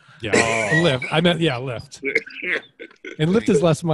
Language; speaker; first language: English; native; English